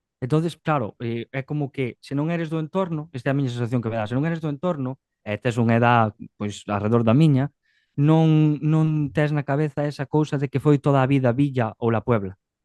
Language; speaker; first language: Galician; native; Galician